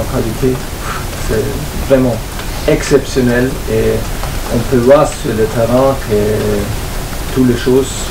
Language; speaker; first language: French; non-native, fluent; German